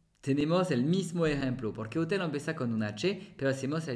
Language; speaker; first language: Spanish; non-native, fluent; French